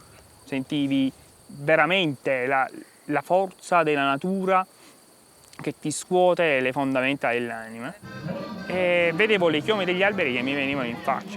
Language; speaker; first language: Italian; native; Italian